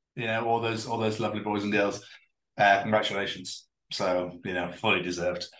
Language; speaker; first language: English; native; English